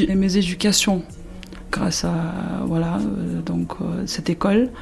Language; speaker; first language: French; non-native, fluent; Tibetan